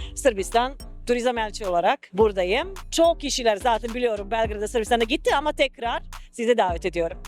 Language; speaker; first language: Turkish; early bilingual, heritage; Serbian